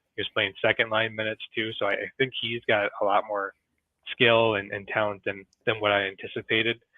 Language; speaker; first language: English; native; English